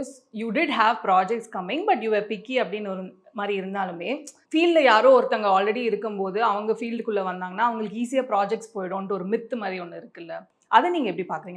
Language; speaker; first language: Tamil; native; Tamil